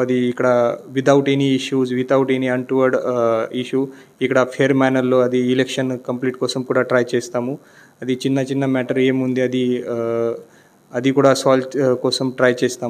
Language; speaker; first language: Telugu; non-native, learner; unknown